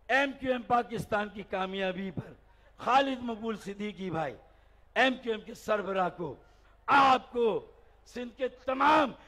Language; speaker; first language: Urdu; native; Urdu